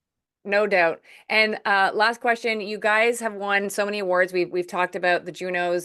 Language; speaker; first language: English; native; English